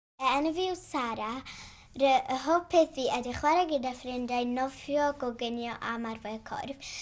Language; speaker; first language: Welsh; non-native, learner; Arabic